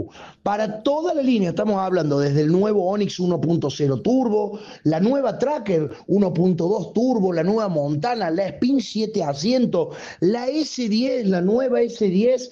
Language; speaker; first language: Spanish; native; Spanish